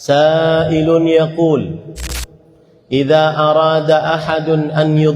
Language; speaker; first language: Arabic; non-native, fluent; Indonesian